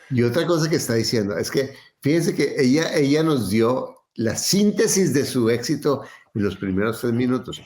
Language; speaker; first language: Spanish; native; Spanish